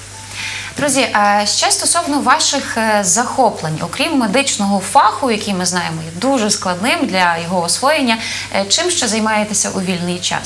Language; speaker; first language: Ukrainian; native; Ukrainian